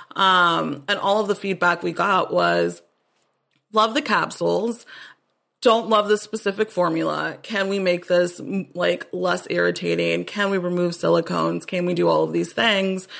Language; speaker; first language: English; native; English